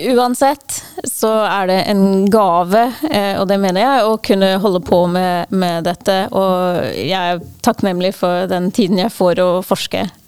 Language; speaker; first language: Norwegian; non-native, fluent; English